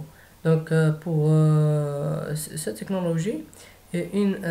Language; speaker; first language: French; non-native, fluent; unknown